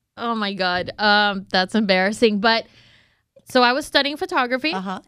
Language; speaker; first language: English; non-native, fluent; Spanish